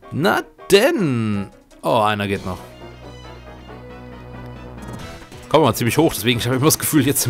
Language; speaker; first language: German; native; German